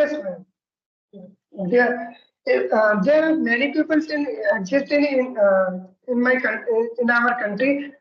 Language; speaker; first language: English; non-native, learner; Hindi